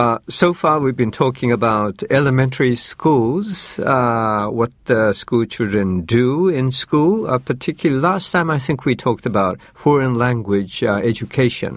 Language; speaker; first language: English; non-native, fluent; Japanese